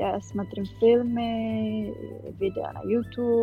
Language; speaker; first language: Russian; non-native, learner; Czech